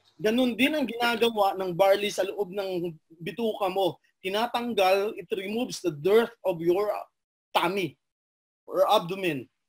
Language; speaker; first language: Filipino; non-native, local second language; Cebuano